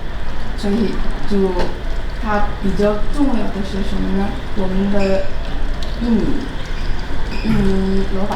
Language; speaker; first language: Chinese; non-native, fluent; Indonesian